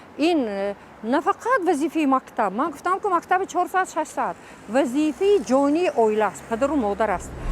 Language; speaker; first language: Tajik; native; Tajik